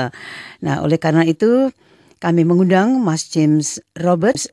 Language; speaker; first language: Indonesian; native; Indonesian